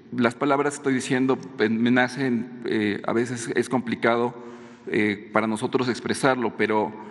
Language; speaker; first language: Spanish; native; Spanish